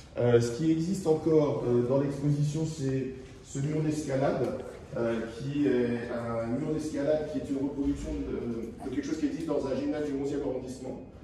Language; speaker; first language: French; native; French